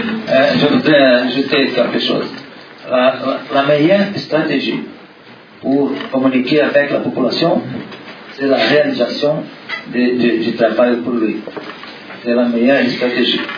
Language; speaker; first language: French; non-native, learner; Portuguese